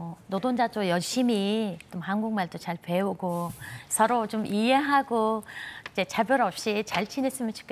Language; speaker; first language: Korean; non-native, fluent; Mongolian